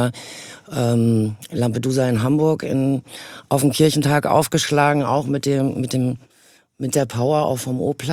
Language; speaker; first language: German; native; German